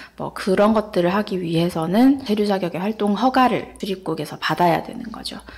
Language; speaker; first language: Korean; native; Korean